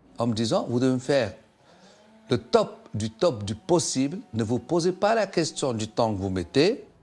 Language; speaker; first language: French; non-native, local second language; Arabic